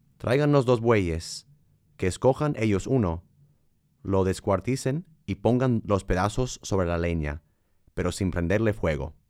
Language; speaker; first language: Spanish; non-native, fluent; English